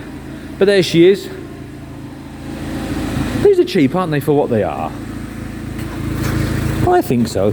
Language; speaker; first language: English; native; English